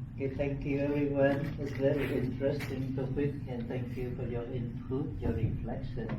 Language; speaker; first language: English; non-native, learner; Vietnamese